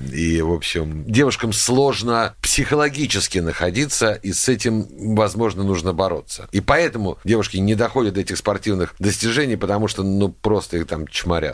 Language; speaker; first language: Russian; native; Russian